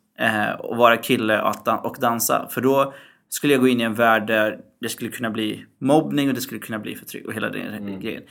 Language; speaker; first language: Swedish; early bilingual, other home language; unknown